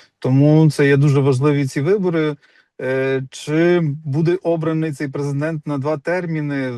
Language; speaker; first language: Ukrainian; native; Ukrainian